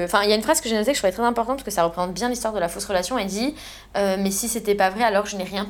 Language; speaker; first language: French; native; French